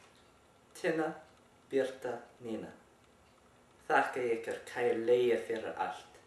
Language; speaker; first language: Icelandic; non-native, learner; English